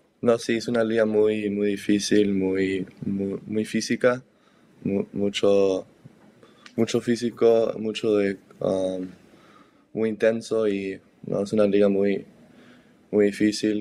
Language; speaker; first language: Spanish; early bilingual, heritage; Spanish